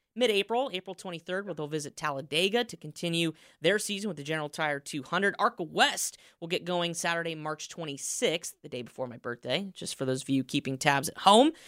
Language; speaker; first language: English; native; English